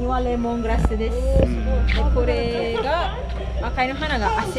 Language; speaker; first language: Japanese; non-native, learner; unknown